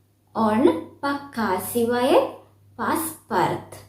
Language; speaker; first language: Russian; non-native, fluent; Sinhala